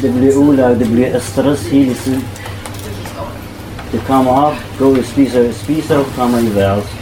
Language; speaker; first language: Danish; non-native, learner; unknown